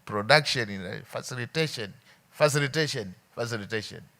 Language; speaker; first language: English; non-native, local second language; Swahili